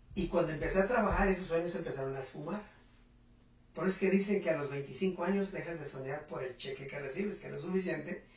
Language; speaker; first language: Spanish; non-native, local second language; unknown